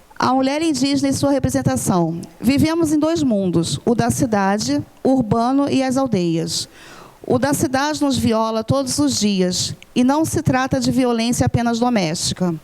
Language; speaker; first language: Portuguese; non-native, fluent; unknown